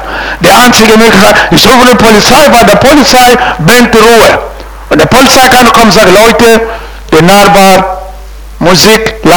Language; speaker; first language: German; non-native, fluent; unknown